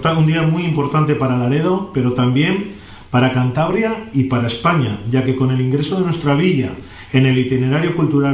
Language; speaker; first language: Spanish; native; Spanish